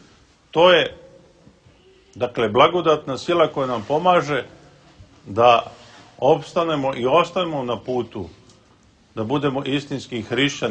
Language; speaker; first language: Serbian; native; Serbian